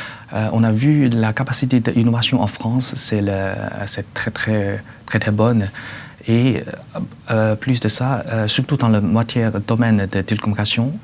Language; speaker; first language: French; non-native, learner; Chinese